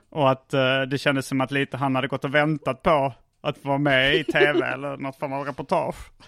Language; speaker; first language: Swedish; native; Swedish